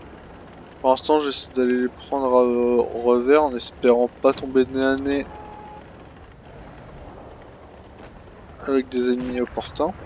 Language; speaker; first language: French; native; French